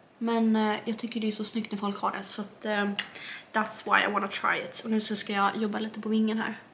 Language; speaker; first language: Swedish; native; Swedish